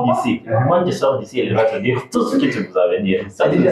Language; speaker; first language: French; non-native, learner; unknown